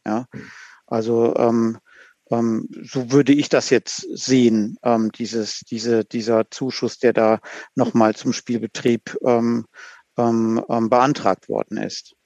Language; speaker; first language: German; native; German